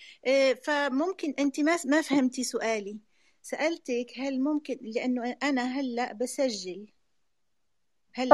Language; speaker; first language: Arabic; native; Arabic